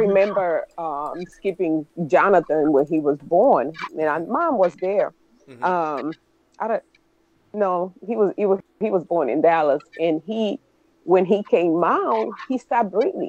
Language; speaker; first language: English; early bilingual, other home language; Spanish